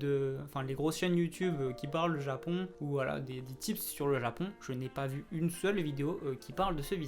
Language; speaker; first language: French; native; French